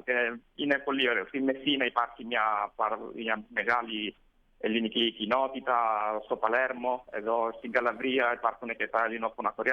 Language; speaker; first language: Greek; non-native, fluent; Italian